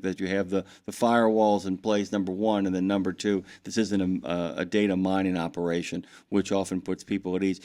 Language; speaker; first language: English; native; English